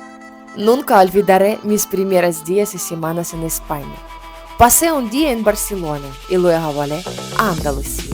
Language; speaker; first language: Spanish; non-native, learner; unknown